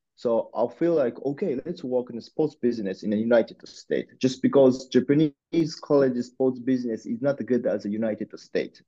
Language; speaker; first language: English; non-native, learner; Japanese